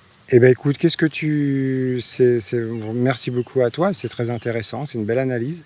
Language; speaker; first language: French; native; French